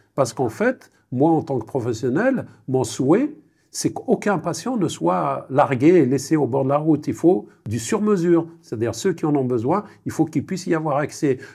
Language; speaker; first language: French; non-native, local second language; Kabyle